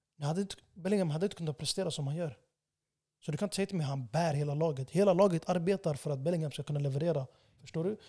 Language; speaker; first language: Swedish; early bilingual, other home language; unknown